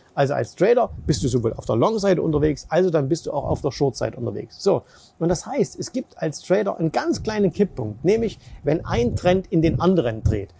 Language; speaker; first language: German; native; German